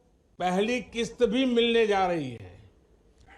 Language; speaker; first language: Hindi; non-native, local second language; Gujarati